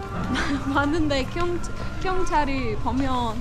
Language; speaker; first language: Korean; non-native, learner; Persian